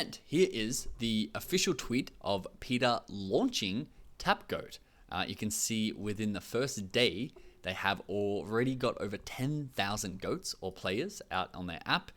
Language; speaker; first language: English; native; English